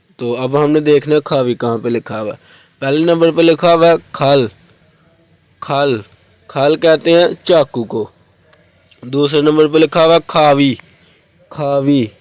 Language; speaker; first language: Urdu; non-native, local second language; Punjabi